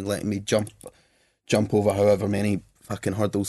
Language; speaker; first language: English; native; English